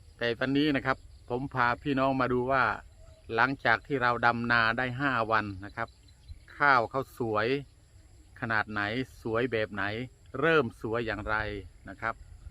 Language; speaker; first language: Thai; native; Thai